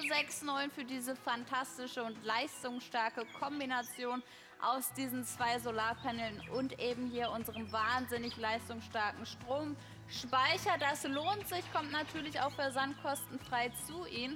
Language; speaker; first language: German; native; German